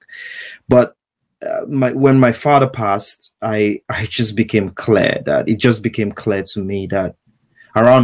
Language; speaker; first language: English; non-native, local second language; Igbo